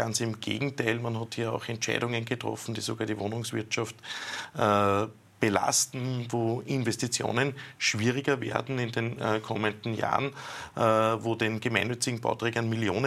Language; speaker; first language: German; native; German